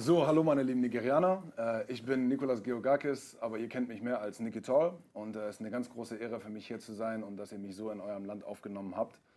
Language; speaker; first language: German; native; German